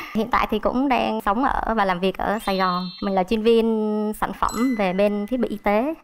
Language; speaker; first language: Vietnamese; native; Vietnamese